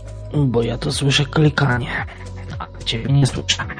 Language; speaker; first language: Polish; native; Polish